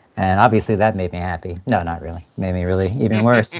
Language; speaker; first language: English; native; English